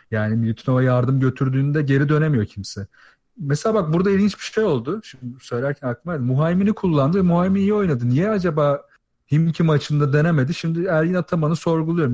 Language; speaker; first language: Turkish; native; Turkish